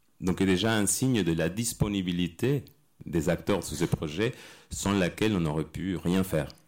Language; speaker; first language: French; non-native, fluent; Spanish